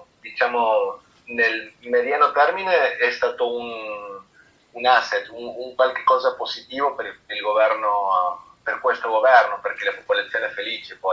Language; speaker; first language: Italian; non-native, fluent; Spanish